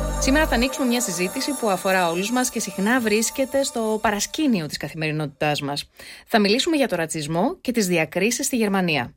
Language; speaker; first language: Greek; early bilingual, heritage; Greek